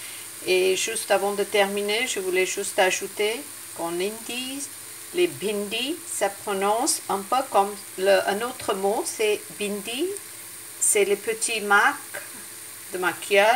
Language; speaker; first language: French; non-native, fluent; Hindi